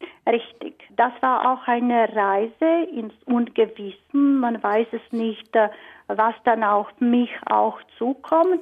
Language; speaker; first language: German; non-native, fluent; Croatian